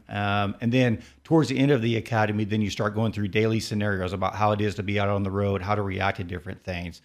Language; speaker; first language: English; native; English